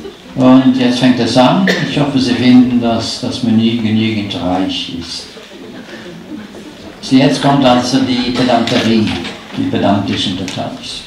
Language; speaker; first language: German; non-native, fluent; Norwegian